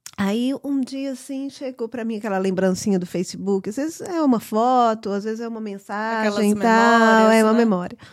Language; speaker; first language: Portuguese; early bilingual, heritage; English